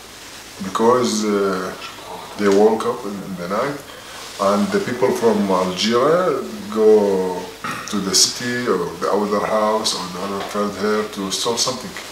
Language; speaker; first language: English; non-native, learner; Arabic